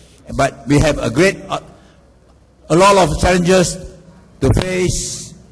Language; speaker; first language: English; non-native, local second language; Chinese